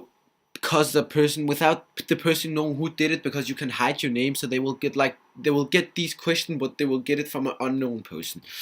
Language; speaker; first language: English; non-native, fluent; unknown